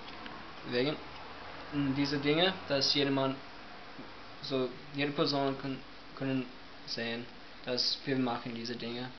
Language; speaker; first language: German; non-native, learner; English